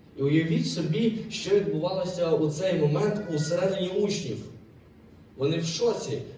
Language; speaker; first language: Ukrainian; native; Ukrainian